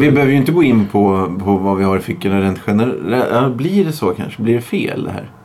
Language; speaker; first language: Swedish; native; Swedish